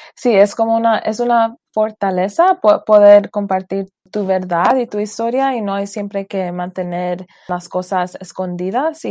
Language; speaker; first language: Spanish; early bilingual, heritage; Spanish